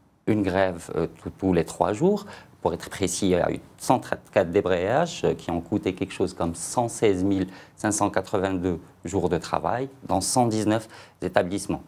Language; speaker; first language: French; non-native, local second language; Arabic